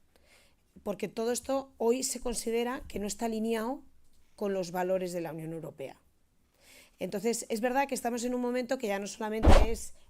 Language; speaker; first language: Spanish; native; Spanish